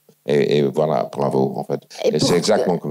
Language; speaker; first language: French; non-native, fluent; English